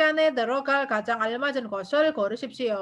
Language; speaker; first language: Korean; non-native, fluent; Indonesian